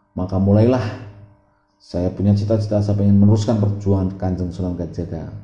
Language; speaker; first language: Indonesian; non-native, local second language; Javanese